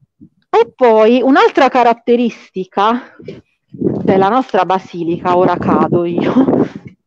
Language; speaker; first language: Italian; native; Italian